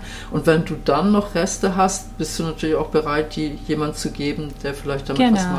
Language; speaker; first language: German; native; German